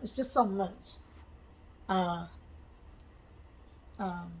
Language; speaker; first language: English; native; English